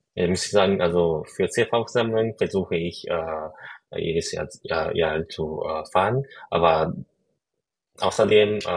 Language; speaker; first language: German; non-native, fluent; Japanese